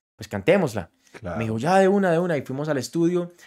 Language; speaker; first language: Spanish; native; Spanish